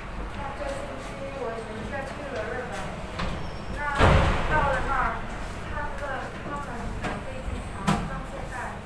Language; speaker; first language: Chinese; non-native, learner; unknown